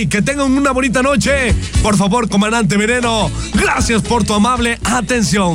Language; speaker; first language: Spanish; native; Spanish